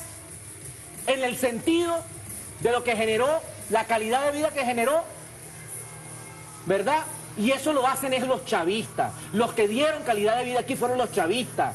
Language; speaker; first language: Spanish; native; Spanish